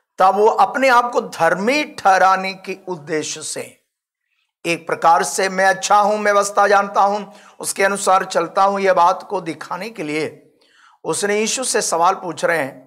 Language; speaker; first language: Hindi; non-native, local second language; Malayalam